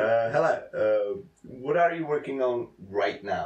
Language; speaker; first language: English; non-native, fluent; Czech